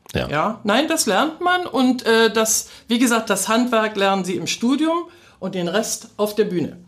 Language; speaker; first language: German; native; German